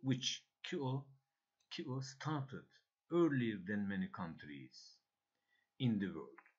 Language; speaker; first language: English; non-native, fluent; Turkish